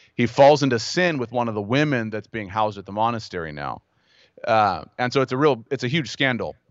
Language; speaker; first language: English; native; English